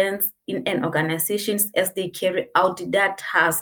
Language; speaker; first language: English; non-native, local second language; Southern Sotho